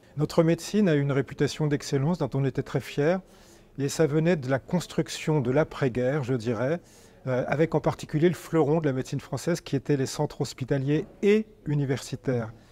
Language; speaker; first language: French; native; French